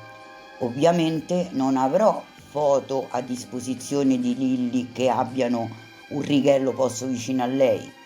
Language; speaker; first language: Italian; native; Italian